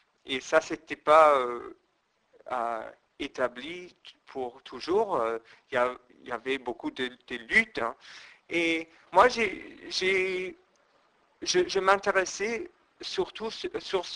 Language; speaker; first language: French; non-native, fluent; English